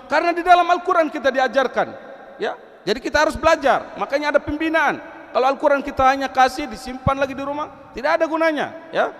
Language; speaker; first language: Indonesian; non-native, local second language; Tetum